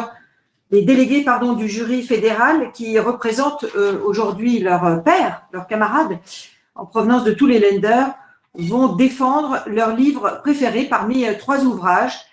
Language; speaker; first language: French; native; French